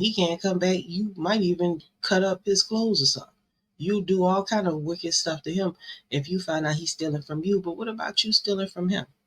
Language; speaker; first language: English; native; English